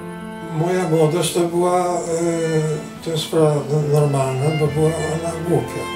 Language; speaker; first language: Polish; native; Polish